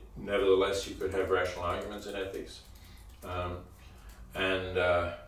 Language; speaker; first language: English; native; English